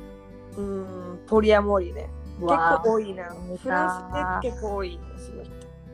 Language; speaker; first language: Japanese; non-native, learner; French